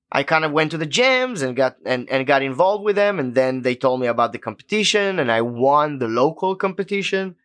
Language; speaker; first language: English; non-native, fluent; Hebrew